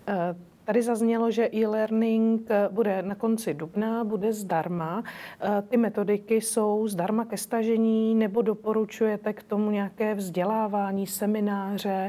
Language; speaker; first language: Czech; native; Czech